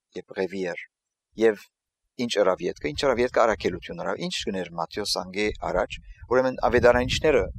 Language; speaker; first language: Armenian; early bilingual, heritage; Armenian